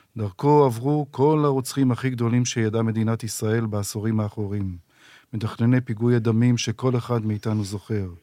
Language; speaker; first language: Hebrew; native; Hebrew